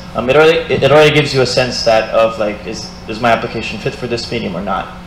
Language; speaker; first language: English; non-native, fluent; Portuguese